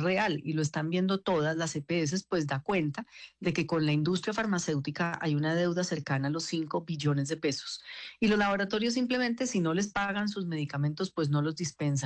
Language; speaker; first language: Spanish; native; Spanish